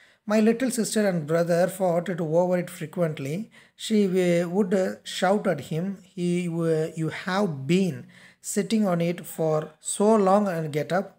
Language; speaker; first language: English; non-native, local second language; Tamil